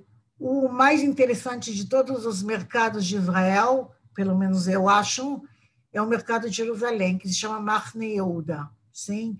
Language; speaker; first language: Portuguese; non-native, fluent; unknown